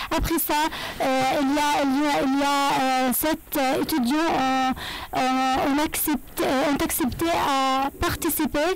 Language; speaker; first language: French; non-native, learner; Arabic